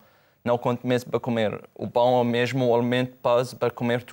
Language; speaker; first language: Portuguese; non-native, fluent; Arabic